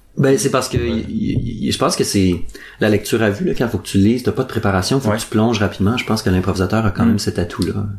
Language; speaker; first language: French; native; French